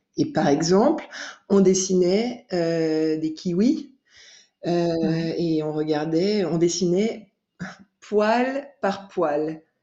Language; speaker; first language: French; native; French